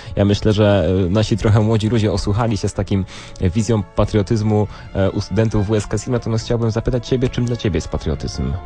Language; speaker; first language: Polish; native; Polish